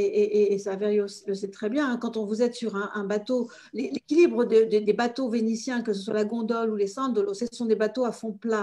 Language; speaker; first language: French; native; French